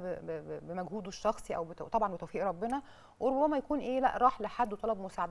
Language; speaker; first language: Arabic; native; Arabic